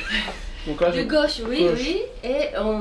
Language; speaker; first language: French; non-native, learner; Japanese